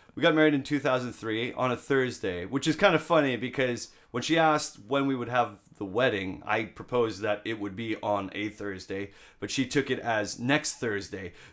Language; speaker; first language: English; native; English